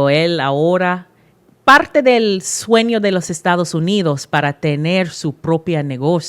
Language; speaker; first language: Spanish; non-native, learner; English